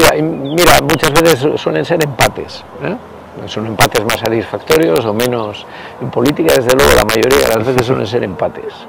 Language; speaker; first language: Spanish; native; Spanish